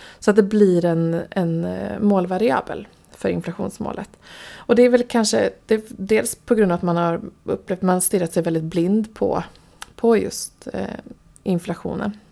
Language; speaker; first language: Swedish; native; Swedish